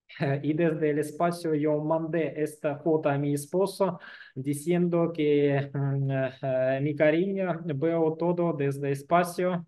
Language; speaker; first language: Spanish; non-native, learner; Russian